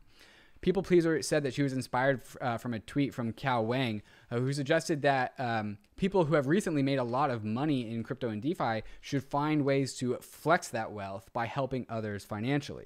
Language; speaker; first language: English; native; English